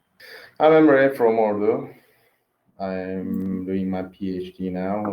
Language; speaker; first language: English; non-native, fluent; Turkish